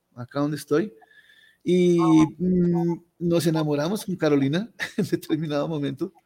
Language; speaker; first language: Spanish; native; Spanish